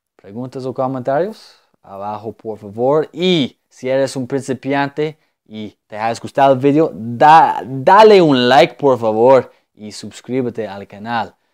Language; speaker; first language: Spanish; non-native, fluent; English